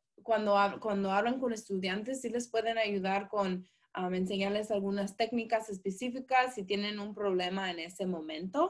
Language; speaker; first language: Spanish; early bilingual, heritage; Spanish